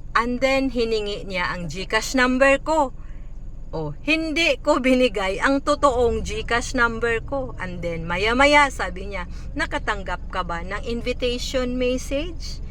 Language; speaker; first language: Filipino; non-native, local second language; Cebuano